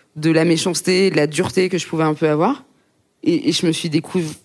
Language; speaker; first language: French; native; French